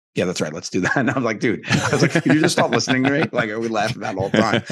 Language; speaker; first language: English; native; English